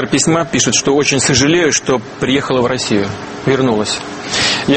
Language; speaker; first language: Russian; native; Russian